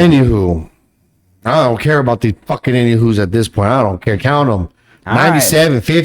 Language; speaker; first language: English; native; English